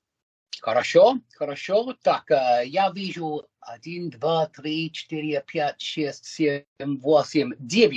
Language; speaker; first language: Russian; non-native, learner; English